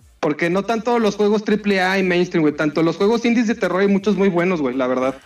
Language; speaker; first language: Spanish; native; Spanish